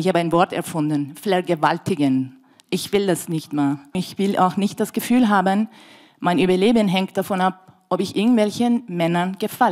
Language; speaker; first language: German; non-native, fluent; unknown